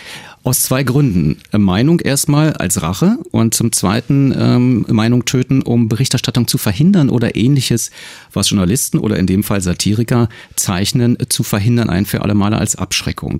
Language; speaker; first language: German; native; German